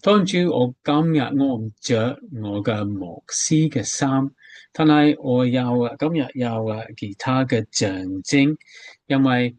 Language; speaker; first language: Cantonese; non-native, fluent; English